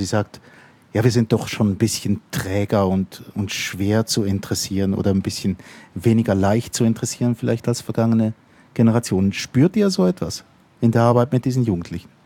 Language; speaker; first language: German; native; German